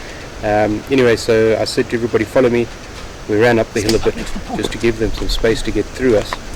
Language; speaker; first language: English; native; English